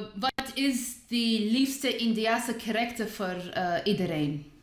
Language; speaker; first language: Dutch; non-native, fluent; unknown